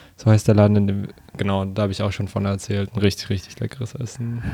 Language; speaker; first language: German; native; German